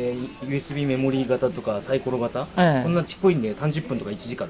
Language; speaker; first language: Japanese; native; Japanese